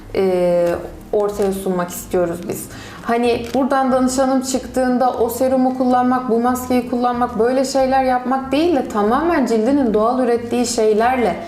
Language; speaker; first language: Turkish; native; Turkish